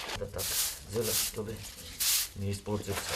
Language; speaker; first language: Russian; non-native, local second language; Georgian